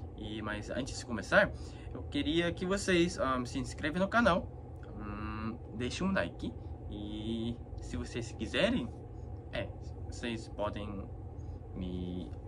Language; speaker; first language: Portuguese; non-native, fluent; Korean